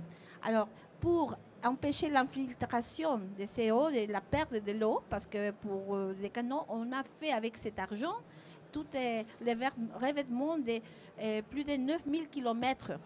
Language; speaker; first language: French; non-native, fluent; Spanish